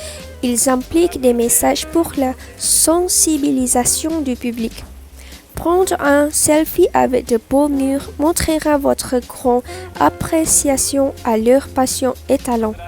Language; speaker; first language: French; non-native, learner; Malay